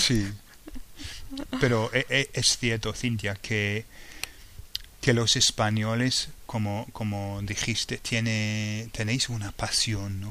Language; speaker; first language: Spanish; non-native, fluent; English